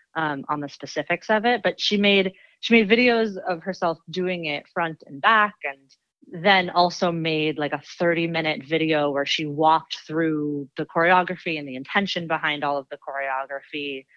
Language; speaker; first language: English; native; English